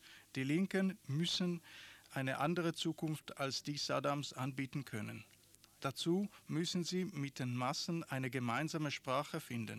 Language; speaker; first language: German; non-native, fluent; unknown